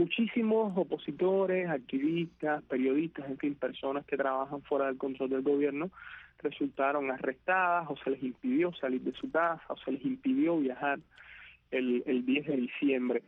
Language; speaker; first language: Spanish; native; Spanish